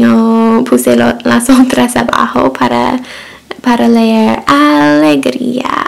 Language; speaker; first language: Spanish; non-native, fluent; English